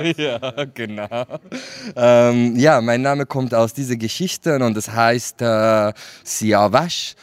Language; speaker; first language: German; non-native, fluent; Kurdish